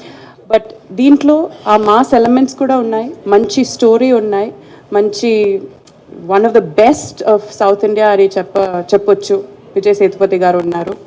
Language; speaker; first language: Telugu; non-native, fluent; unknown